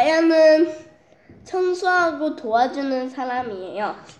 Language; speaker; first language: Korean; early bilingual, heritage; Korean